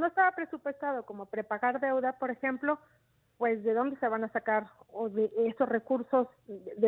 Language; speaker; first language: Spanish; native; Spanish